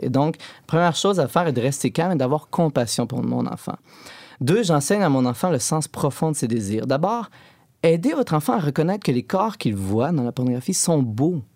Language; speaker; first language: French; native; French